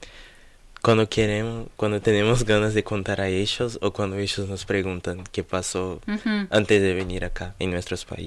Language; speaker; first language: Spanish; non-native, learner; Portuguese